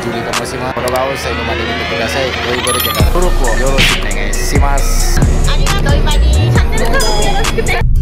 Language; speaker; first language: Japanese; non-native, fluent; Indonesian